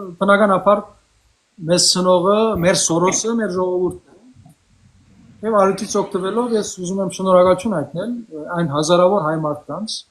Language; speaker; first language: Armenian; early bilingual, heritage; Armenian